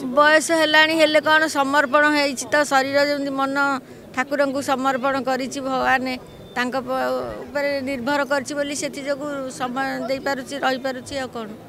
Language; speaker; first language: Odia; native; Odia